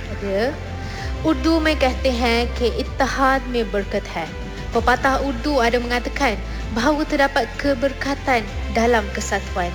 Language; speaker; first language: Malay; non-native, fluent; Urdu